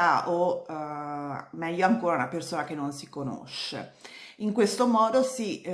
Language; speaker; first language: Italian; native; Italian